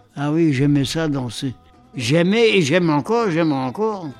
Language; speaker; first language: French; early bilingual, other home language; Polish